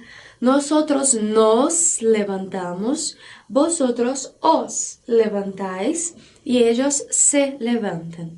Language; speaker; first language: Spanish; non-native, fluent; Portuguese